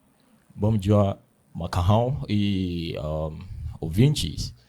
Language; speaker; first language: Portuguese; non-native, learner; Akan